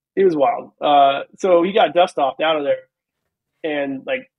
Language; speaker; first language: English; native; English